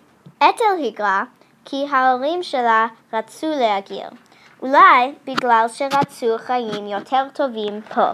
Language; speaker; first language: Hebrew; non-native, learner; English